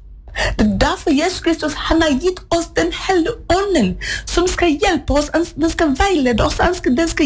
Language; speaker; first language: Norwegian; non-native, fluent; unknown